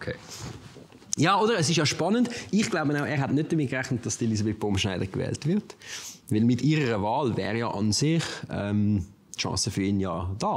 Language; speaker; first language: German; native; German